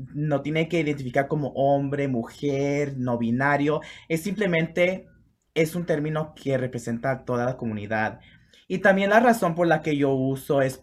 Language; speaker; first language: Spanish; early bilingual, heritage; Spanish